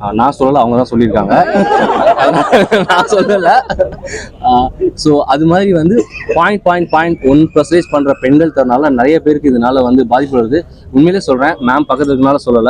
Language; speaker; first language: Tamil; native; Tamil